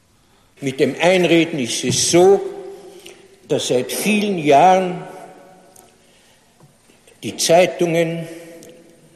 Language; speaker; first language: German; non-native, fluent; English